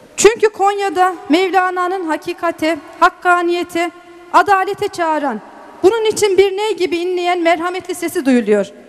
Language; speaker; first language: Turkish; native; Turkish